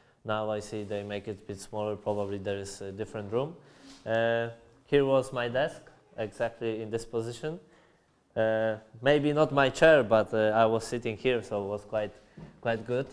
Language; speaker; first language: English; non-native, fluent; Polish